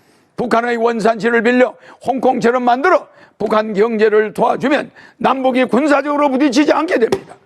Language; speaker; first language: Korean; native; Korean